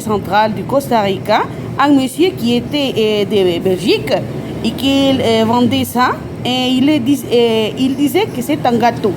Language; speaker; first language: French; non-native, fluent; Spanish